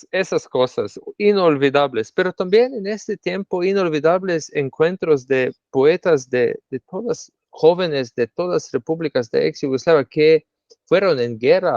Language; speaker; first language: Spanish; non-native, fluent; Slovenian